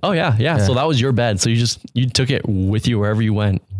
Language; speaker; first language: English; native; English